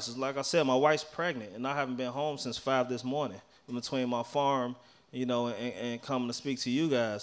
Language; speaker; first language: English; native; English